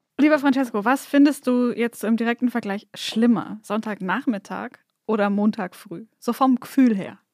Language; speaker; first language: German; native; German